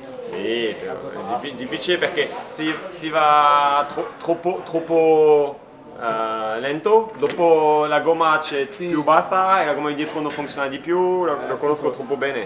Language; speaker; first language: Italian; non-native, learner; French